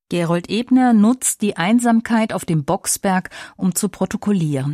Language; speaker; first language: German; native; German